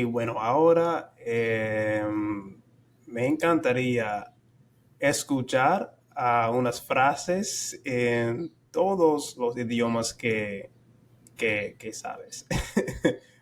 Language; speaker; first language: Spanish; non-native, fluent; English